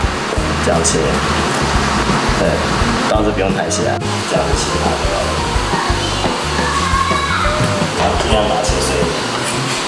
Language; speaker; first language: Chinese; native; Chinese